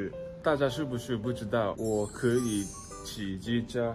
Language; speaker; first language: Chinese; non-native, learner; Japanese